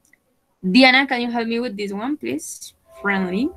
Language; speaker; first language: English; non-native, fluent; Spanish